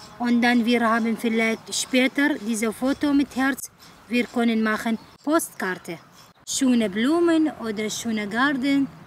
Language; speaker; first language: German; non-native, learner; Arabic